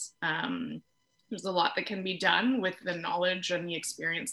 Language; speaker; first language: English; native; English